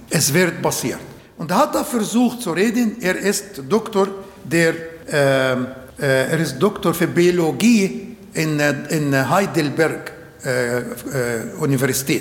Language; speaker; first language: German; non-native, learner; Arabic